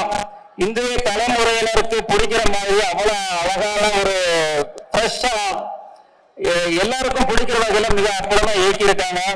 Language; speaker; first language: Tamil; native; Tamil